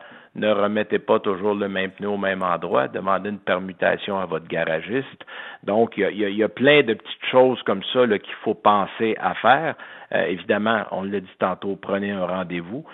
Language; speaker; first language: French; native; French